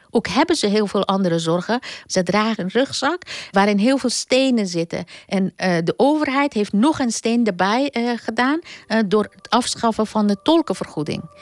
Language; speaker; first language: Dutch; non-native, fluent; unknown